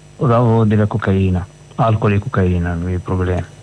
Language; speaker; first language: Italian; non-native, learner; Arabic